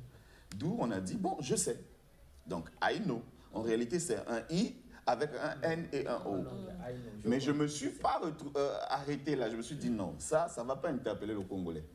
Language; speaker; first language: French; non-native, local second language; Lingala